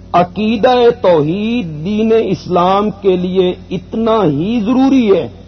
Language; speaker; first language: Urdu; non-native, local second language; Punjabi